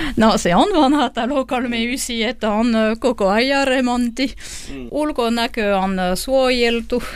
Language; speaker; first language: Finnish; non-native, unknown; French